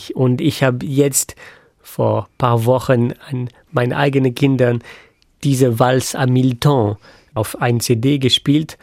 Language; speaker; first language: German; non-native, fluent; French